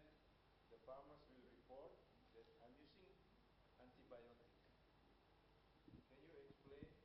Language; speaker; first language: English; non-native, fluent; Indonesian